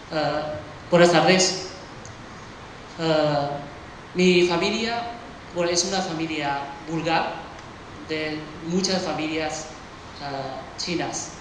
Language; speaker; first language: Spanish; early bilingual, other home language; Chinese